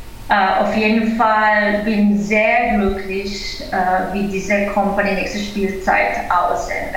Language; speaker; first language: German; non-native, fluent; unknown